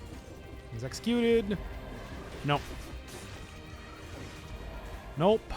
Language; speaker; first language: English; native; English